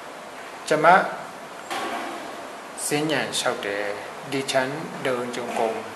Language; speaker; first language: Thai; non-native, fluent; Burmese